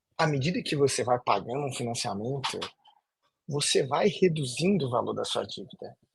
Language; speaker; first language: Portuguese; native; Portuguese